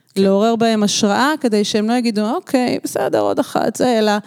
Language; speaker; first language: Hebrew; native; Hebrew